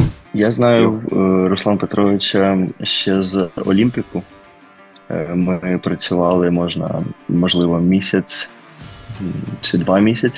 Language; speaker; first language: Ukrainian; early bilingual, heritage; Ukrainian